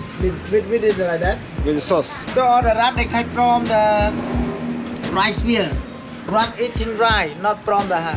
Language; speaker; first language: English; non-native, learner; Khmer